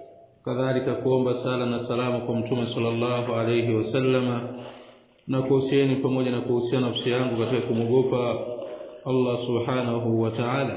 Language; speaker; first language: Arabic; non-native, fluent; Swahili